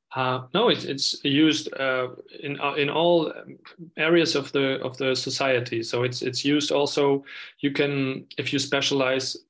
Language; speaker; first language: English; non-native, fluent; German